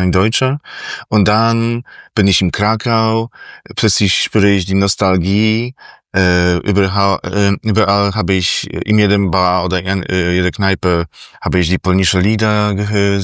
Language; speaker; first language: German; non-native, fluent; Polish